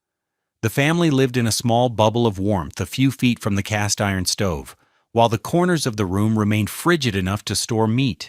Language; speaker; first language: English; native; English